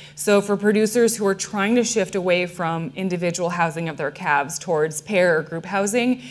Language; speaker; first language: English; native; English